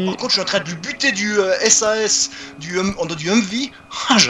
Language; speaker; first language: French; native; French